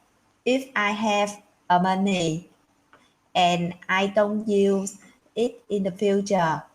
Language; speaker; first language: English; non-native, learner; Vietnamese